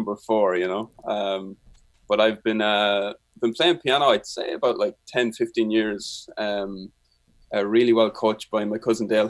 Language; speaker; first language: English; native; English